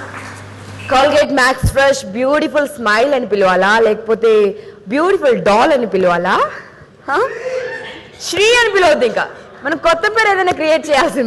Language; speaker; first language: Telugu; native; Telugu